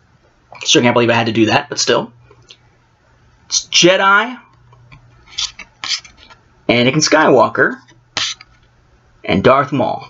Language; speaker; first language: English; native; English